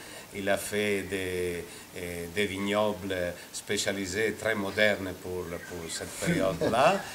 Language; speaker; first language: French; non-native, fluent; Italian